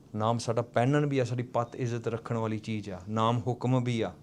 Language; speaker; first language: Punjabi; early bilingual, heritage; Punjabi